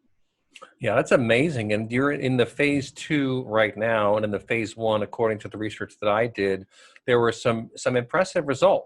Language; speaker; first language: English; native; English